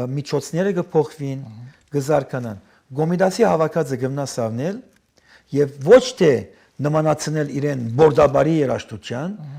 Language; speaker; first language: Armenian; early bilingual, heritage; Armenian